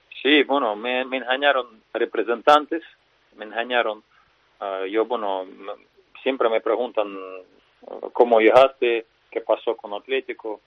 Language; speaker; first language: Spanish; non-native, fluent; Russian